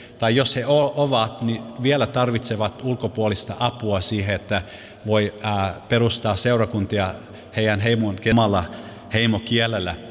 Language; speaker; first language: Finnish; early bilingual, heritage; Finnish